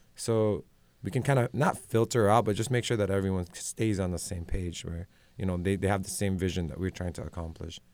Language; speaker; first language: English; non-native, local second language; Filipino